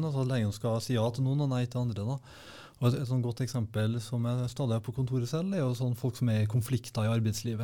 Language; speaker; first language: Norwegian; native; Norwegian